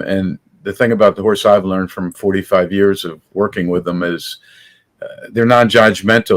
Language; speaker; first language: English; native; English